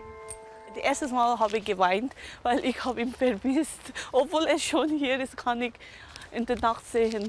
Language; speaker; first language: German; non-native, local second language; Tibetan